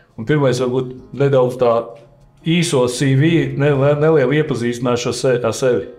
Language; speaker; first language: Latvian; native; Latvian